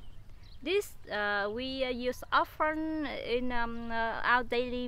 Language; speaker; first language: English; non-native, fluent; Vietnamese